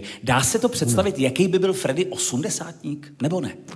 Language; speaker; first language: Czech; native; Czech